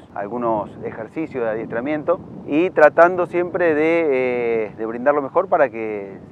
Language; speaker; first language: Spanish; native; Spanish